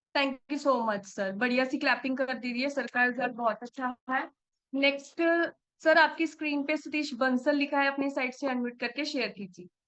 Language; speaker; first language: Hindi; non-native, local second language; Punjabi